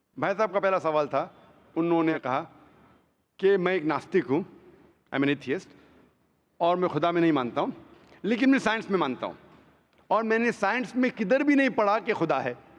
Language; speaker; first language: Hindi; non-native, local second language; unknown